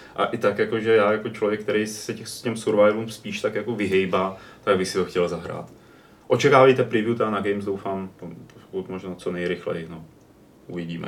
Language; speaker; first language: Czech; native; Czech